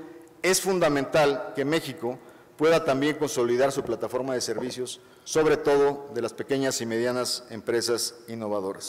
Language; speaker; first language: Spanish; native; Spanish